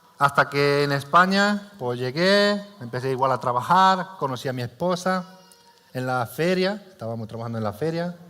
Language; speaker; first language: Spanish; non-native, fluent; Romanian